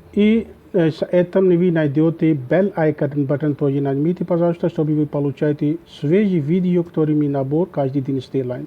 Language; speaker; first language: Russian; non-native, learner; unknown